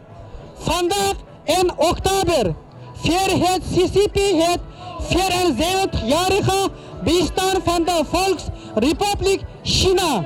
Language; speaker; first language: Dutch; non-native, learner; Uyghur